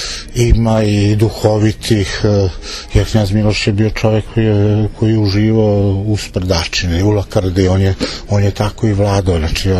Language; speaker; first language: Serbian; native; Serbian